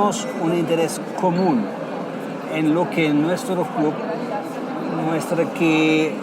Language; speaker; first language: Spanish; non-native, fluent; German